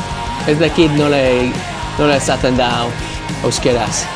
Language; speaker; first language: Basque; non-native, learner; English